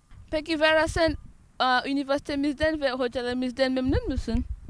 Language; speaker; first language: Turkish; non-native, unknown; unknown